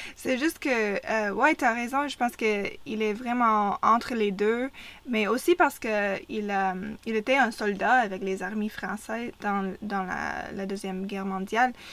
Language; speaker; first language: French; non-native, local second language; English